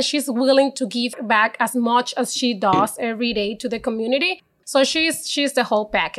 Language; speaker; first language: English; non-native, fluent; Spanish